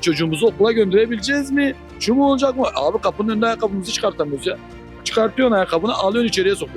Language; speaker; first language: Turkish; native; Turkish